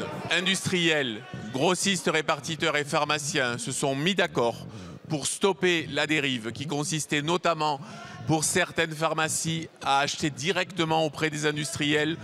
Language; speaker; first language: French; native; French